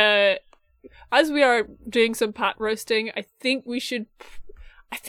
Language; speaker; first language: English; native; English